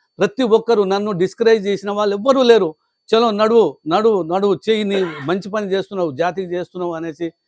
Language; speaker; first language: Telugu; non-native, local second language; Lambadi